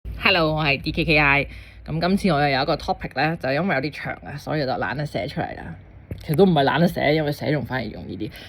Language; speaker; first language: Cantonese; native; Cantonese